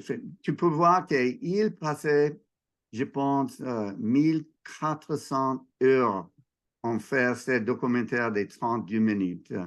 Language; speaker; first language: French; non-native, learner; English